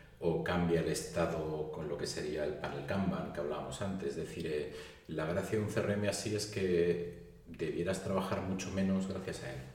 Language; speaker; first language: Spanish; native; Spanish